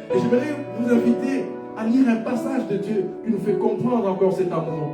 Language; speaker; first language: French; non-native, local second language; Lingala